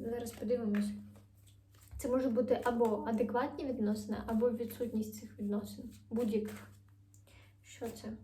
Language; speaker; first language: Ukrainian; non-native, local second language; Russian